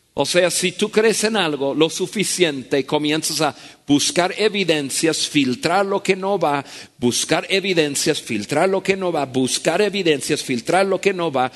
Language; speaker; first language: Spanish; non-native, fluent; English